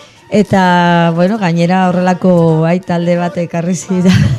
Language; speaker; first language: Basque; non-native, local second language; Spanish